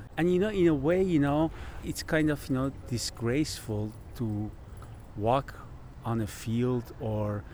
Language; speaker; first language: English; non-native, fluent; Persian